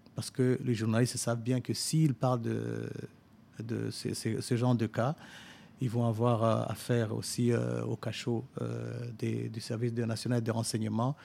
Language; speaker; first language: French; non-native, local second language; Rundi